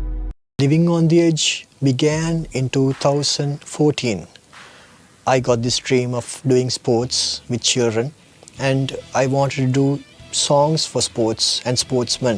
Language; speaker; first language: English; non-native, local second language; Sinhala